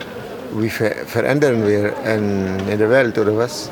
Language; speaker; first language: German; non-native, learner; Spanish